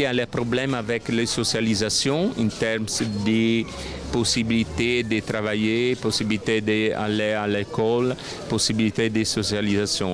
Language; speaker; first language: French; non-native, learner; Italian